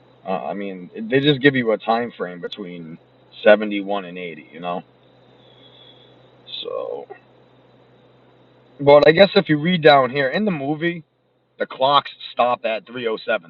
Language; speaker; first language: English; native; English